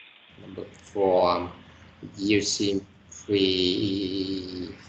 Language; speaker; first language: English; non-native, learner; Vietnamese